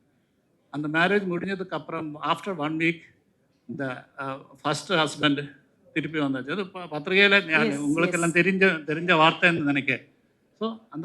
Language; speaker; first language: Tamil; non-native, learner; Malayalam